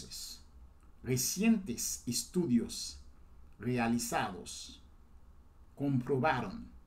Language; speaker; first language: Spanish; non-native, fluent; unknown